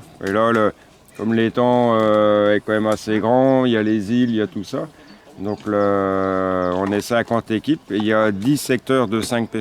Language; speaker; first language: French; native; French